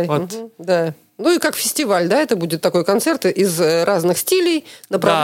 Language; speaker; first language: Russian; native; Russian